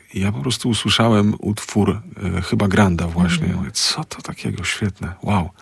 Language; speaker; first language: Polish; native; Polish